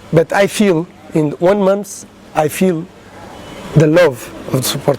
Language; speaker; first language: English; non-native, learner; Portuguese